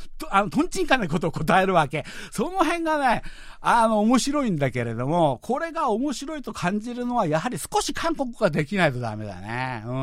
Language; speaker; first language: Japanese; non-native, fluent; Korean